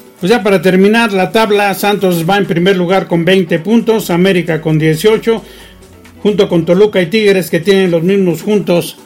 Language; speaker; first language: Spanish; native; Spanish